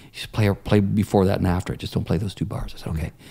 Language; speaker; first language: English; native; English